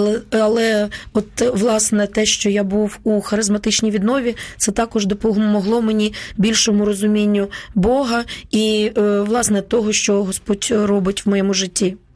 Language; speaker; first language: Ukrainian; native; Ukrainian